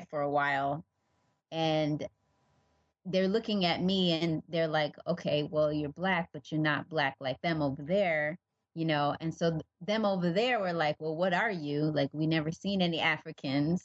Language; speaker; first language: English; early bilingual, other home language; Oromo